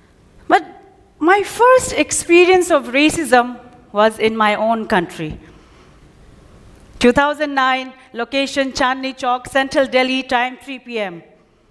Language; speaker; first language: English; non-native, local second language; Nyishi